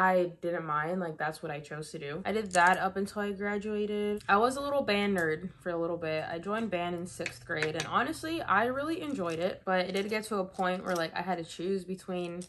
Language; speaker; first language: English; native; English